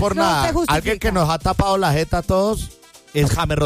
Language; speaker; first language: Spanish; native; Spanish